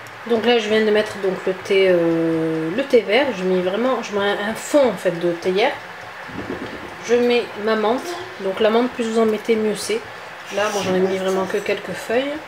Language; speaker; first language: French; native; French